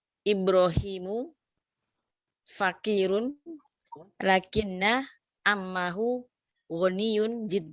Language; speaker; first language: Arabic; non-native, learner; Indonesian